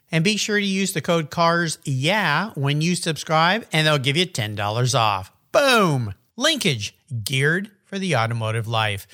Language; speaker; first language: English; native; English